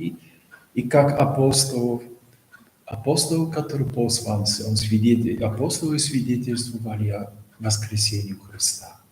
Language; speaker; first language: Russian; non-native, fluent; Polish